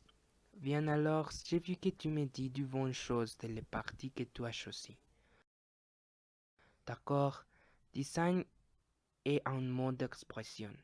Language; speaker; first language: French; non-native, learner; Spanish